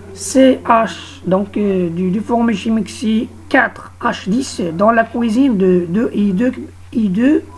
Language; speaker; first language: French; non-native, local second language; Arabic